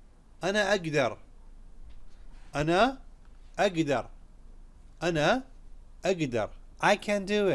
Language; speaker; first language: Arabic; non-native, fluent; Urdu